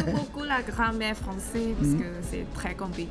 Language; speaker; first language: French; non-native, learner; Thai